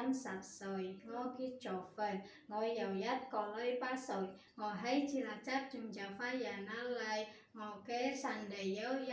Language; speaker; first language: Cantonese; non-native, learner; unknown